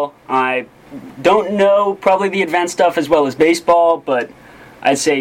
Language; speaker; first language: English; native; English